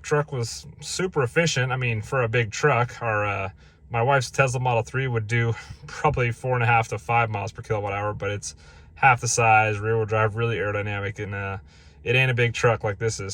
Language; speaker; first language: English; native; English